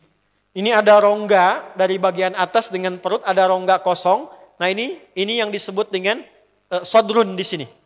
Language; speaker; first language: Indonesian; native; Indonesian